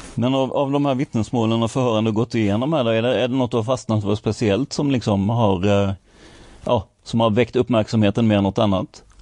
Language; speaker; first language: Swedish; native; Swedish